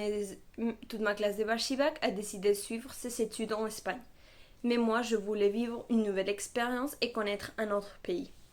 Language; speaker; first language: French; non-native, fluent; Spanish